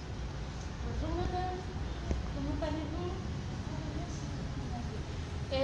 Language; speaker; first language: French; non-native, learner; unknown